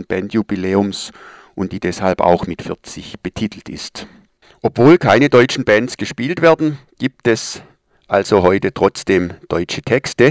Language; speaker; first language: German; native; German